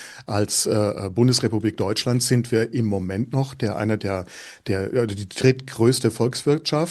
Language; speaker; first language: German; native; German